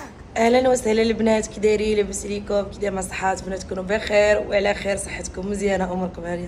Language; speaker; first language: Arabic; native; Arabic